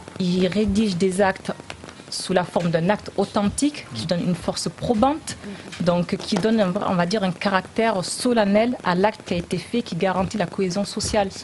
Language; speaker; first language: French; early bilingual, other home language; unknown